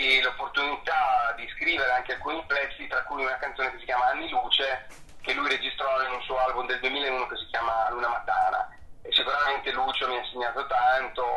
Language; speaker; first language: Italian; native; Italian